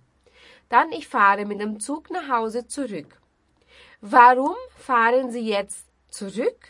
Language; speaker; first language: German; non-native, fluent; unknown